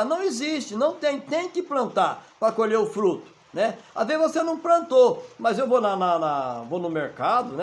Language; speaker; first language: Portuguese; native; Portuguese